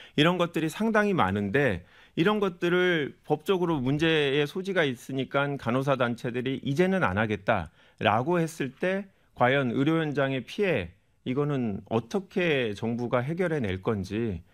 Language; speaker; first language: Korean; native; Korean